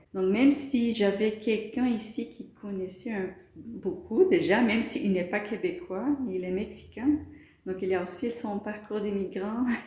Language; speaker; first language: French; non-native, fluent; Portuguese